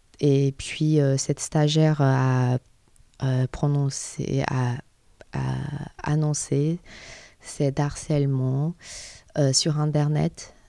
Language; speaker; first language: French; non-native, learner; Chinese